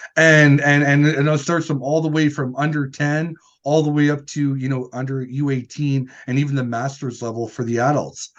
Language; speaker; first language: English; native; English